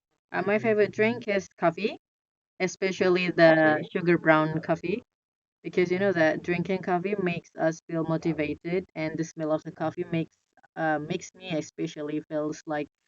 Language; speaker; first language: English; non-native, fluent; Indonesian